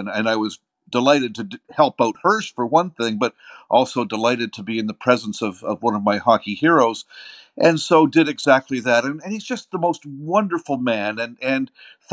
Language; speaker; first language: English; native; English